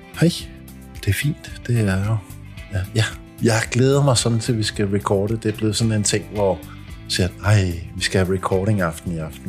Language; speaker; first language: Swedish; non-native, learner; Danish